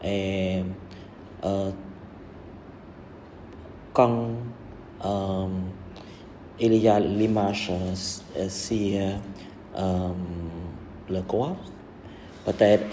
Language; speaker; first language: French; non-native, learner; Khmer